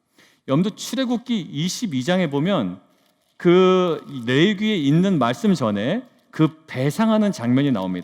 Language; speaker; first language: Korean; native; Korean